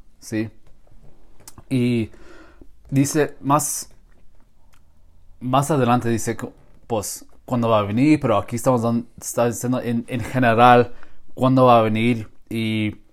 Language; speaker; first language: Spanish; non-native, learner; English